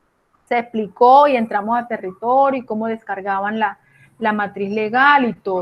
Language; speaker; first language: Spanish; native; Spanish